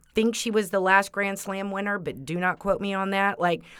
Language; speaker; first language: English; native; English